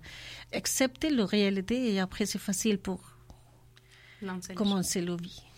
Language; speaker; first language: French; non-native, learner; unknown